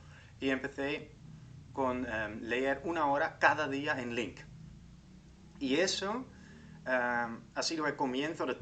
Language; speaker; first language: Spanish; non-native, fluent; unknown